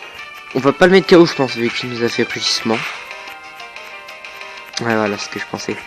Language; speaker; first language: French; native; French